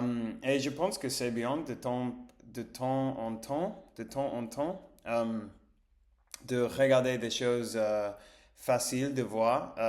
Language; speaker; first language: French; non-native, learner; English